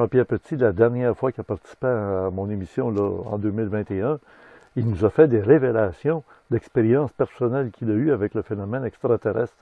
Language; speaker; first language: French; native; French